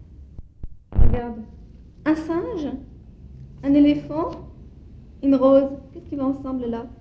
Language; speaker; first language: French; native; French